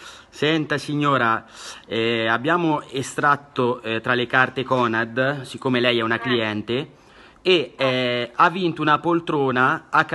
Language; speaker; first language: Italian; native; Italian